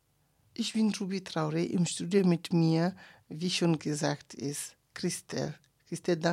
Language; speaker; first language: German; non-native, fluent; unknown